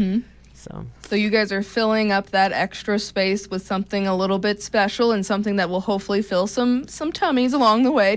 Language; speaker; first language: English; native; English